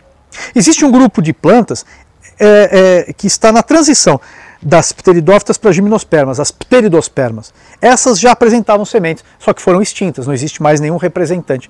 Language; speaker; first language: Portuguese; native; Portuguese